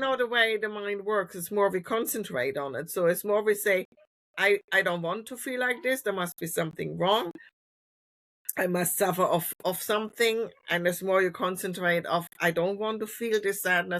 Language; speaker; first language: English; non-native, fluent; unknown